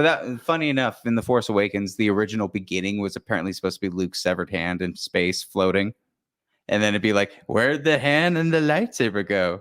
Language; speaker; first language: English; native; English